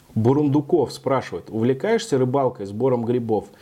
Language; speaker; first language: Russian; native; Russian